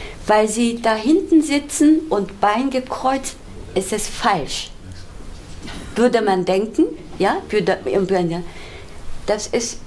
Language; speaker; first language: German; non-native, fluent; Korean